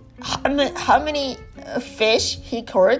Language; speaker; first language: English; non-native, learner; Japanese